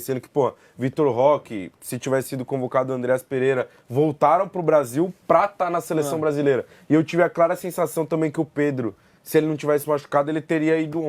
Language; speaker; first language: Portuguese; native; Portuguese